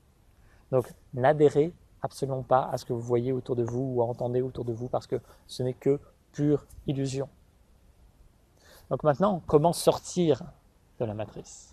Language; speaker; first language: French; native; French